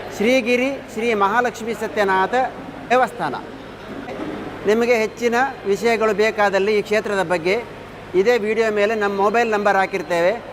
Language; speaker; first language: Kannada; native; Kannada